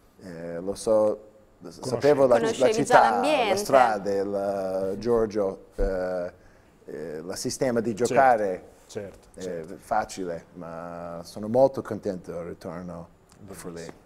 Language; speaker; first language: Italian; non-native, learner; English